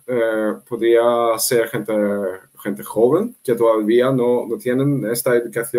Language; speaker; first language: Spanish; non-native, fluent; Swedish